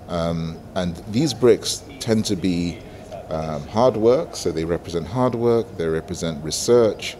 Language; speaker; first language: English; non-native, local second language; Igbo